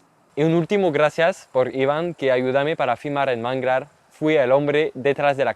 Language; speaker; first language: Spanish; non-native, learner; French